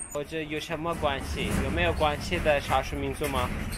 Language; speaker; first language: Chinese; non-native, learner; Turkish